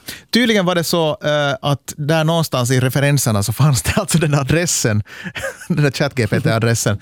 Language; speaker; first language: Swedish; native; Swedish